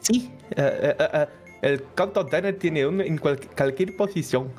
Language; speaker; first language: Spanish; non-native, learner; Portuguese